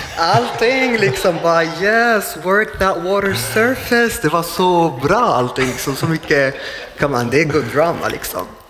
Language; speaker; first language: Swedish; non-native, fluent; Arabic